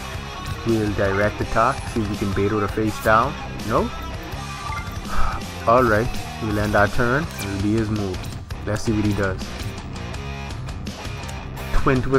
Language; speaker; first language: English; native; English